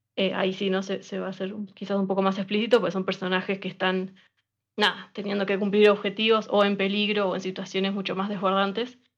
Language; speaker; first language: Spanish; native; Spanish